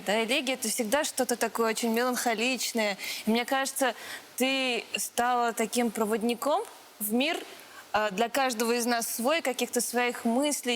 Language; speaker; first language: Russian; native; Russian